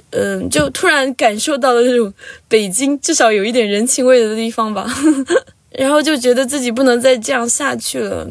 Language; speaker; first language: Chinese; non-native, local second language; Tibetan